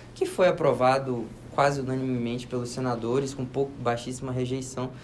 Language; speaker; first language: Portuguese; native; Portuguese